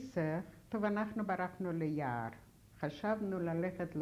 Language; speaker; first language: Hebrew; non-native, fluent; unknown